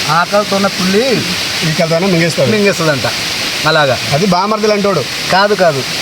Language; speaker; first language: Telugu; non-native, local second language; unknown